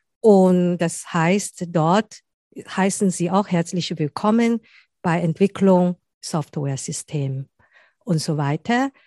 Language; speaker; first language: German; non-native, fluent; Chinese